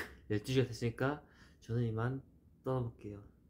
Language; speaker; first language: Korean; early bilingual, heritage; Korean